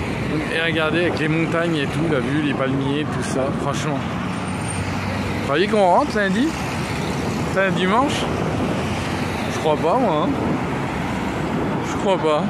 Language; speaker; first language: French; native; French